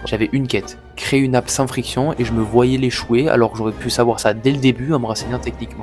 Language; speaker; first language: French; native; French